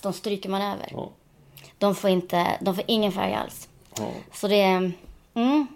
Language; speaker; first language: Swedish; native; Swedish